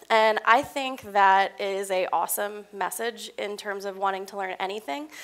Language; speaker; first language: English; native; English